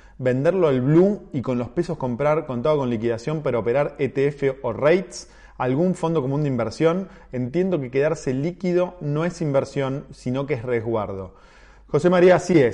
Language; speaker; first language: Spanish; native; Spanish